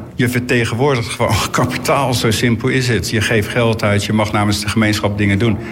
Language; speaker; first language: Dutch; native; Dutch